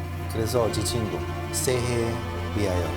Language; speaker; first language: Korean; non-native, learner; Italian